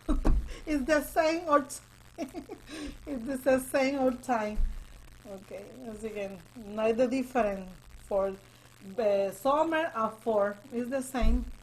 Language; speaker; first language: English; non-native, learner; Spanish